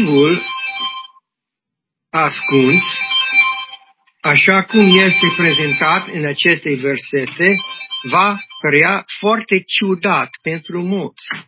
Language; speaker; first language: Romanian; non-native, learner; English